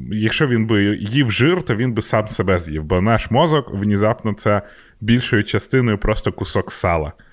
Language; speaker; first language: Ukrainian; native; Ukrainian